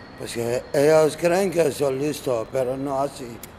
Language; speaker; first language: Spanish; non-native, learner; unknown